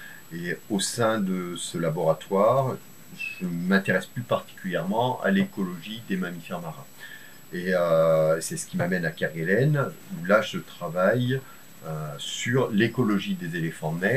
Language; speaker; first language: French; native; French